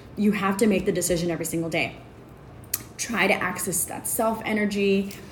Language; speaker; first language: English; early bilingual, other home language; Spanish